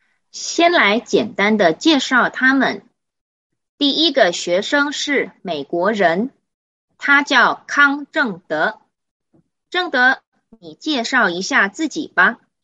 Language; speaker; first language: Chinese; native; Chinese